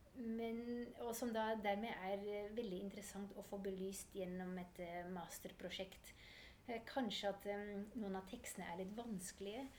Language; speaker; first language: Norwegian; non-native, fluent; Dutch